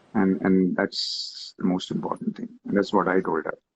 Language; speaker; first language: English; non-native, local second language; Hindi